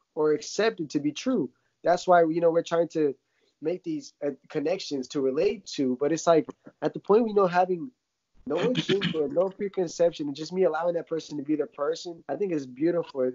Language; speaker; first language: English; early bilingual, other home language; Russian